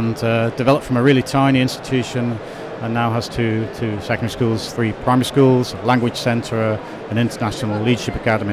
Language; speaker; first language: English; native; English